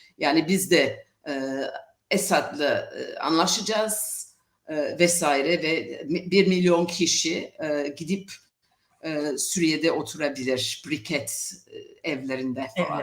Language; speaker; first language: Turkish; non-native, fluent; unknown